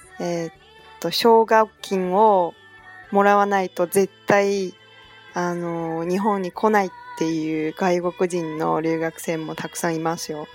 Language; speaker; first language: Japanese; non-native, fluent; Chinese